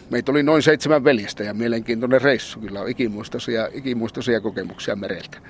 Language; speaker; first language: Finnish; native; Finnish